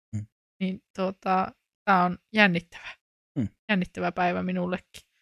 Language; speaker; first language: Finnish; native; Finnish